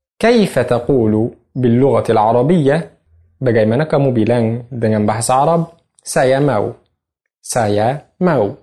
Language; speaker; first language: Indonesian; non-native, fluent; Arabic